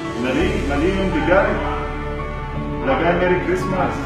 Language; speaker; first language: Filipino; non-native, learner; Arabic